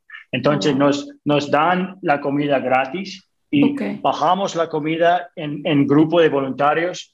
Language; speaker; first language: Spanish; non-native, fluent; English